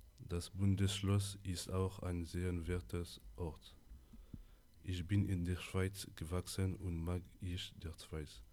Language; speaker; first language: German; non-native, learner; French